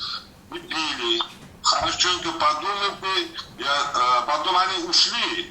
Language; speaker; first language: Russian; non-native, learner; Uzbek